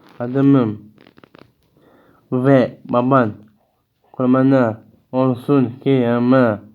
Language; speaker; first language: Turkish; early bilingual, heritage; Turkish